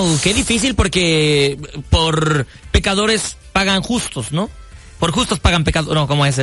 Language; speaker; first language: Spanish; native; Spanish